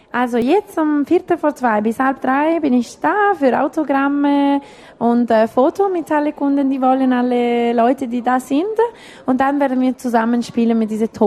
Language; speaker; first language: German; non-native, local second language; Italian